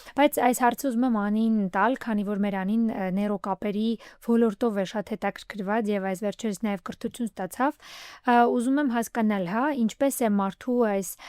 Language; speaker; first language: Armenian; native; Armenian